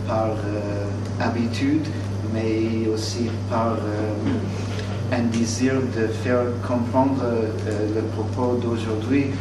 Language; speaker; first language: French; non-native, fluent; English